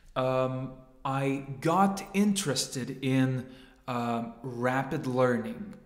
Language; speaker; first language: English; non-native, fluent; Lithuanian